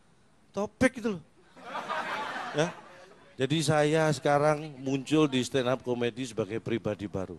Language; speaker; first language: Indonesian; native; Indonesian